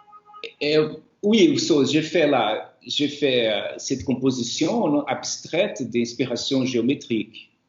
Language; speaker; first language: French; non-native, fluent; Portuguese